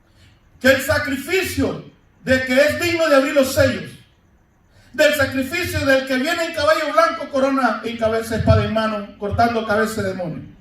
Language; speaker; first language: Spanish; native; Spanish